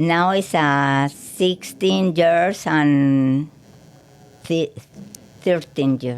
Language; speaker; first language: English; non-native, learner; Spanish